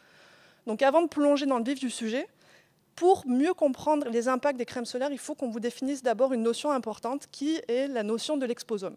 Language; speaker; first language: French; native; French